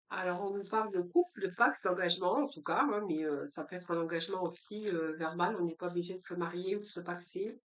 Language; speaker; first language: French; native; French